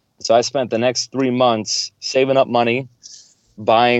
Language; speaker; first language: English; native; English